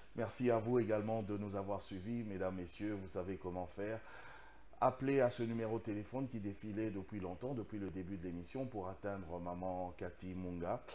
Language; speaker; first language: French; non-native, local second language; Lingala